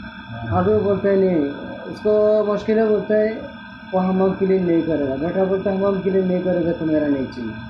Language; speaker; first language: Hindi; non-native, learner; Bangla